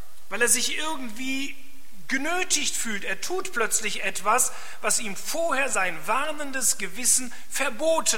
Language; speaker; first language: German; native; German